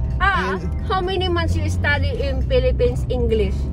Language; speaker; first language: English; non-native, learner; Filipino